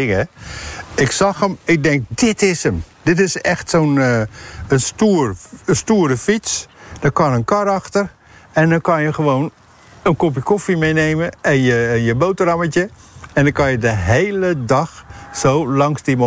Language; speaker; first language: Dutch; native; Dutch